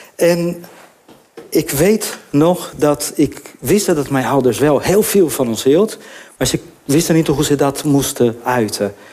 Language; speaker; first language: Dutch; non-native, fluent; Portuguese